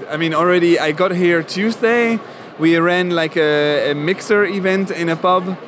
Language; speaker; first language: English; non-native, fluent; Arabic